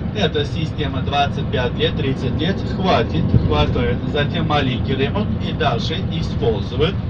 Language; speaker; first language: Russian; non-native, fluent; Turkish